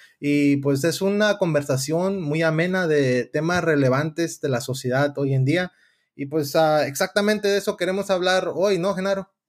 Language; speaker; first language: Spanish; early bilingual, heritage; Spanish